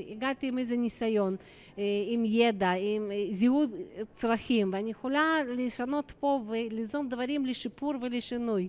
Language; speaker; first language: Hebrew; non-native, fluent; Russian